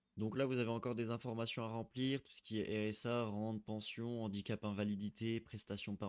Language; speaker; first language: French; native; French